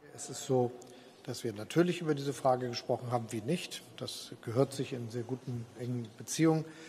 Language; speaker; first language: German; native; German